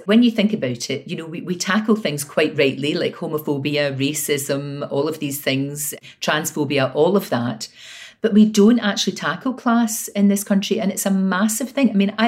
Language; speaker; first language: English; native; English